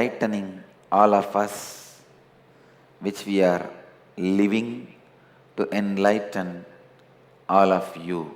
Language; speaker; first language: English; non-native, local second language; Tamil